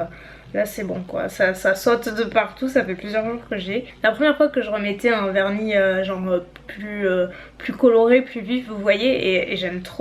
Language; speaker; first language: French; native; French